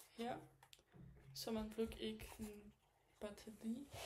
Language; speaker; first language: Danish; non-native, learner; German